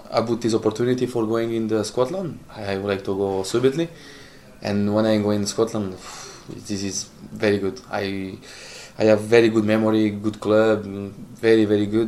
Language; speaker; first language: English; non-native, learner; Italian